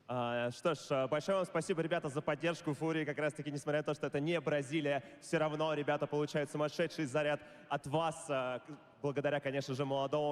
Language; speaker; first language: Russian; native; Russian